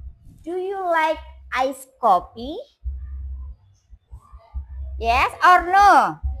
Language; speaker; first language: English; non-native, learner; Indonesian